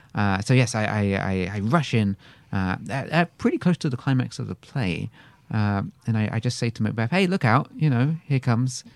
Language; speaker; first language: English; native; English